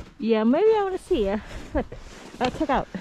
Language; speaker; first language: English; non-native, learner; Indonesian